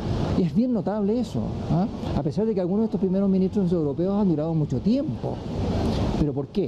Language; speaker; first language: Spanish; native; Spanish